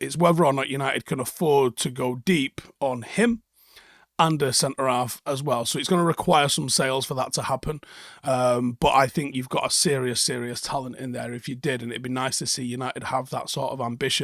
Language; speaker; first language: English; native; English